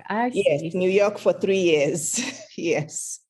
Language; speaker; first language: English; non-native, local second language; Yoruba